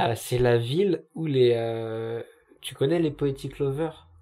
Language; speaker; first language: French; native; French